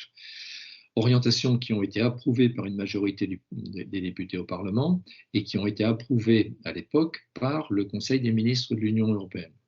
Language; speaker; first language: French; native; French